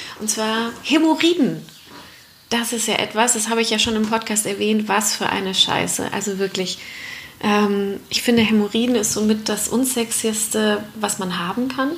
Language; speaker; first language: German; native; German